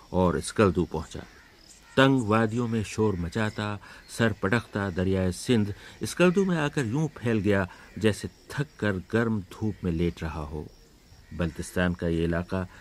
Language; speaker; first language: Urdu; native; Urdu